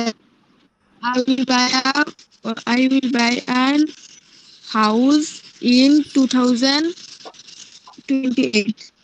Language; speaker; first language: English; non-native, learner; Bangla